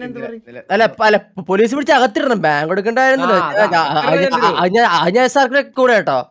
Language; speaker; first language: Malayalam; native; Malayalam